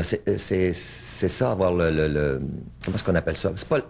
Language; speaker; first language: French; native; French